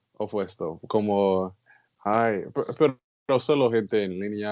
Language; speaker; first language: Spanish; non-native, learner; English